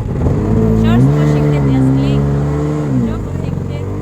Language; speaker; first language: Swedish; non-native, learner; Filipino